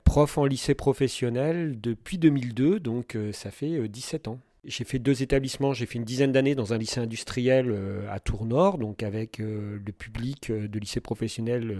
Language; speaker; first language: French; native; French